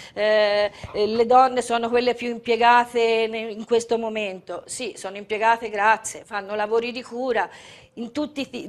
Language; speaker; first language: Italian; native; Italian